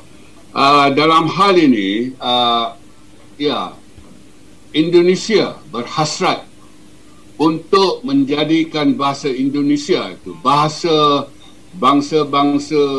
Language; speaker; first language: Malay; native; Malay